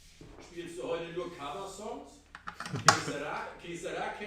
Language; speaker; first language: German; native; German